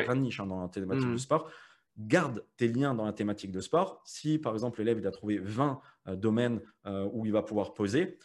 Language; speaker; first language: French; native; French